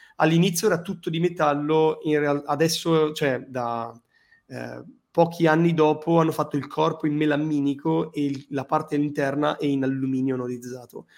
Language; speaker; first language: Italian; native; Italian